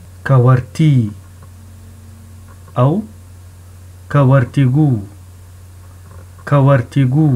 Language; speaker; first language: Arabic; non-native, local second language; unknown